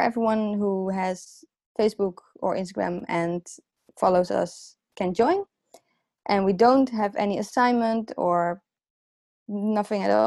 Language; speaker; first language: English; non-native, fluent; Dutch